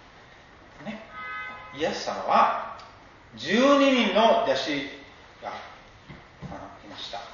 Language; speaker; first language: Japanese; non-native, fluent; English